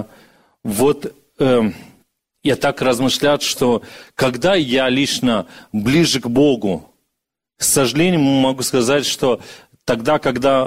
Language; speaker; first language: Russian; early bilingual, other home language; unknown